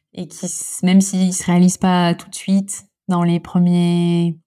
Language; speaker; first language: French; native; French